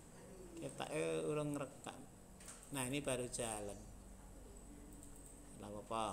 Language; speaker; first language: Indonesian; native; Indonesian